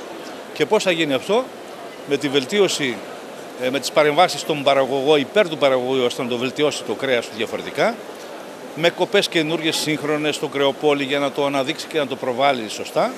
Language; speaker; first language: Greek; native; Greek